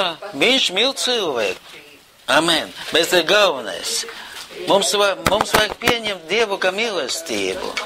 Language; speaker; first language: Latvian; non-native, local second language; Russian